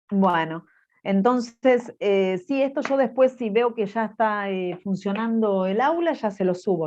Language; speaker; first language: Spanish; native; Spanish